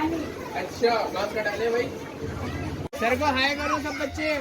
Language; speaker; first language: Hindi; native; Hindi